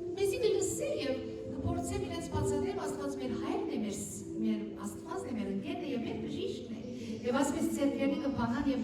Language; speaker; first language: Armenian; early bilingual, heritage; Armenian